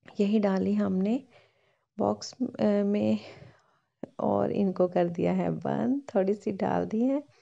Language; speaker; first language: Hindi; non-native, local second language; Punjabi